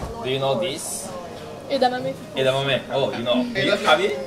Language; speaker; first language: English; non-native, fluent; Japanese